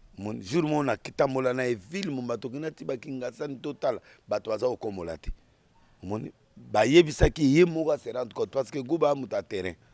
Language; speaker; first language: Lingala; native; Lingala